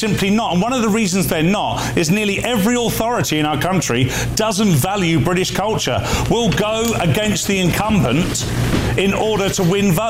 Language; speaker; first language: English; native; English